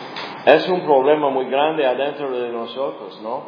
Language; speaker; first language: Spanish; non-native, fluent; English